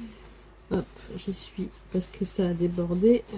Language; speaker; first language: French; native; French